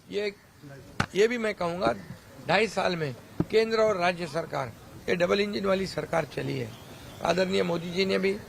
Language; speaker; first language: Hindi; non-native, local second language; Marathi